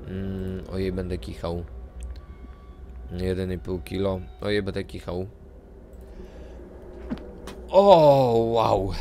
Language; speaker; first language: Polish; native; Polish